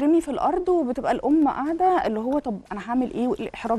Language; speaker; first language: Arabic; native; Arabic